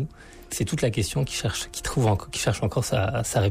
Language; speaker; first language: French; native; French